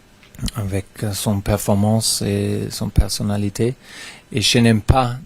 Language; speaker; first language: French; non-native, fluent; German